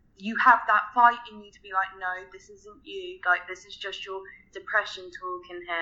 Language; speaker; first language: English; native; English